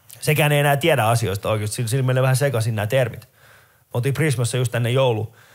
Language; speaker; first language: Finnish; early bilingual, other home language; Persian